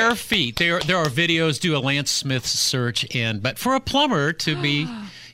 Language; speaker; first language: English; native; English